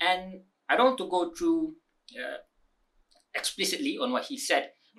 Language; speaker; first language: English; non-native, local second language; Malay